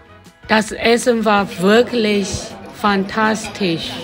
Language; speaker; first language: German; non-native, learner; Chinese